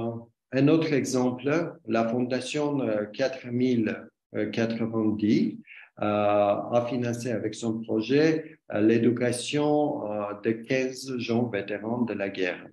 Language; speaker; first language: French; non-native, learner; Armenian